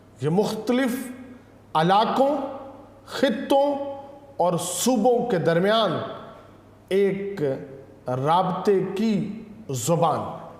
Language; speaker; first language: Urdu; native; Urdu